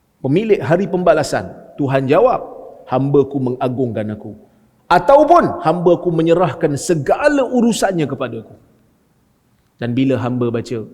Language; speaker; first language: Malay; native; Malay